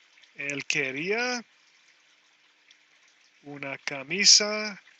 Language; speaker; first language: Spanish; non-native, fluent; English